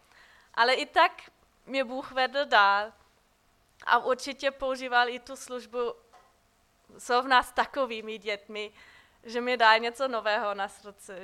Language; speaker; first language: Czech; non-native, fluent; German